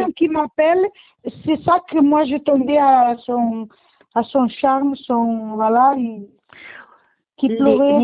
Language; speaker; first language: French; non-native, learner; Portuguese